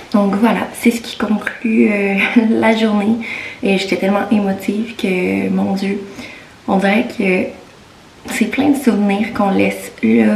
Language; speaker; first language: French; native; French